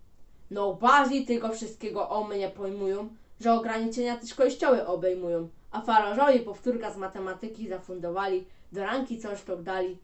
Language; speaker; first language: Polish; native; Polish